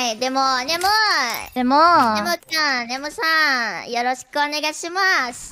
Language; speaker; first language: Japanese; non-native, learner; Indonesian